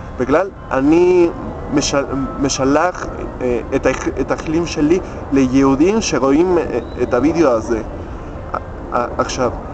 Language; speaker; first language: Hebrew; non-native, learner; Spanish